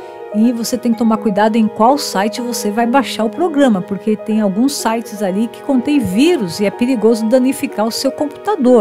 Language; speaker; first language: Portuguese; native; Portuguese